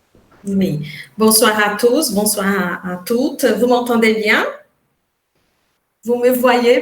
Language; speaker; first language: French; non-native, fluent; Portuguese